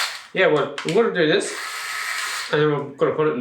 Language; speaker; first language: English; native; English